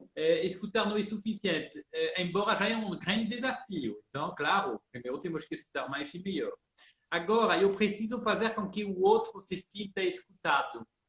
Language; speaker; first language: Portuguese; early bilingual, heritage; Portuguese